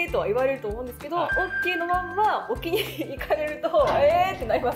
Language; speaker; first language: Japanese; native; Japanese